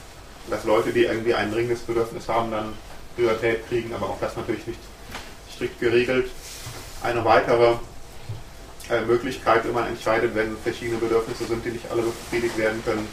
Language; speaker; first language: German; native; German